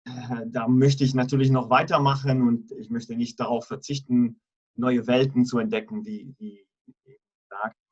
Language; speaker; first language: German; non-native, fluent; Italian